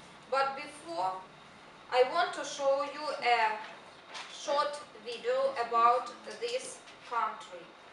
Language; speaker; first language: English; non-native, fluent; Ukrainian